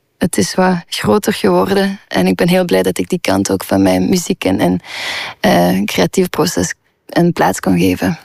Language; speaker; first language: Dutch; non-native, local second language; French